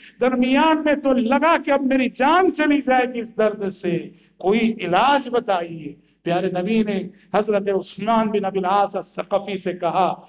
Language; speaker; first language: Urdu; native; Urdu